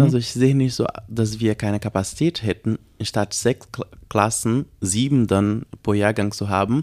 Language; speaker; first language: German; non-native, learner; Portuguese